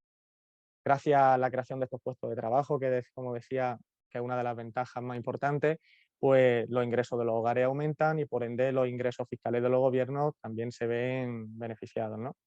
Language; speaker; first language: Spanish; native; Spanish